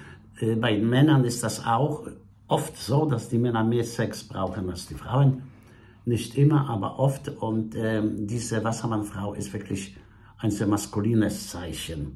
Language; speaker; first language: German; non-native, fluent; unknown